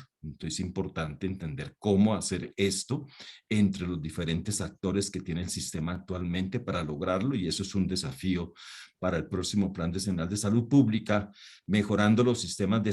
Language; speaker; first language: Spanish; native; Spanish